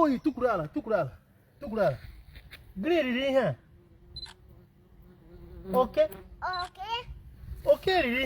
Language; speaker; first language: Swedish; non-native, fluent; Igbo